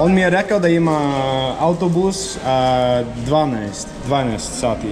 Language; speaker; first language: Serbian; non-native, learner; English